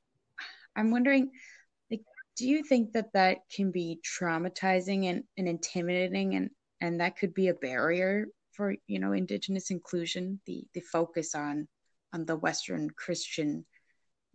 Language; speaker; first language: English; native; English